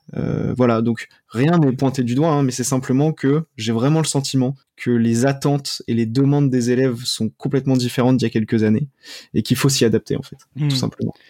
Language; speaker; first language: French; native; French